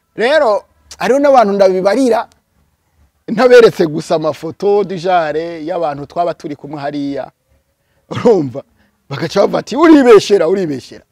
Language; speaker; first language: Rundi; early bilingual, heritage; Rundi